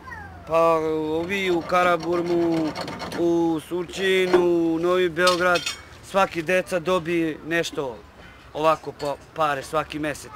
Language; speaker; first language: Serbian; non-native, local second language; Romany